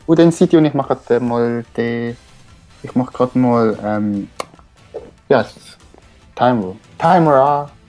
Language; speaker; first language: German; native; German